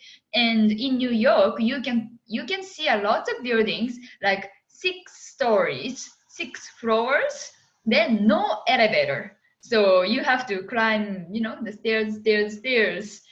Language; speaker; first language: English; non-native, fluent; Japanese